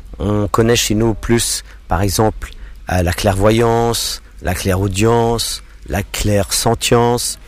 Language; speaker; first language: French; non-native, local second language; English